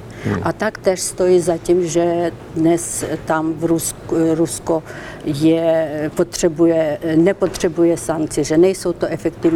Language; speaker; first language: Czech; non-native, fluent; Ukrainian